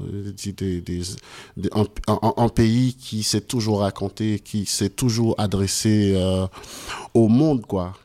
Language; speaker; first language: French; non-native, local second language; Haitian Creole